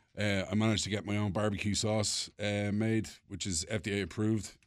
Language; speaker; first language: English; native; English